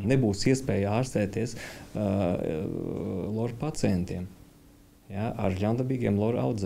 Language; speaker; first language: Latvian; native; Latvian